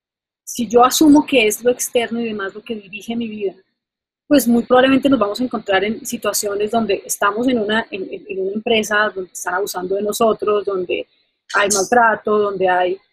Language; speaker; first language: Spanish; native; Spanish